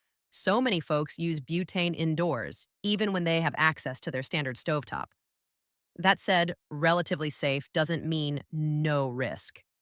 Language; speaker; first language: English; native; English